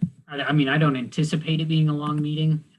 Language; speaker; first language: English; native; English